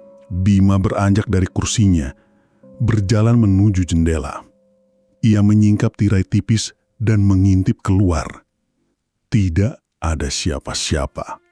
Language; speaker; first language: Indonesian; native; Indonesian